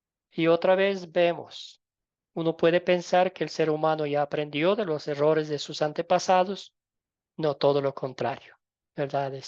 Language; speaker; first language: Spanish; native; Spanish